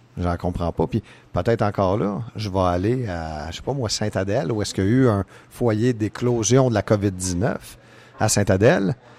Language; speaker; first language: French; native; French